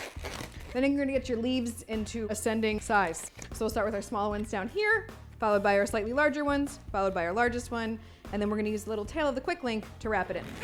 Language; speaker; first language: English; native; English